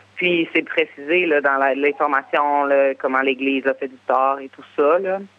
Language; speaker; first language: French; native; French